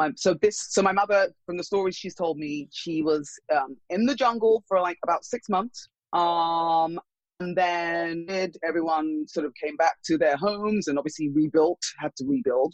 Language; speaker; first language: English; native; English